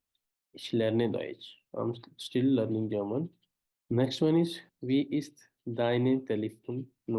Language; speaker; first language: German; non-native, fluent; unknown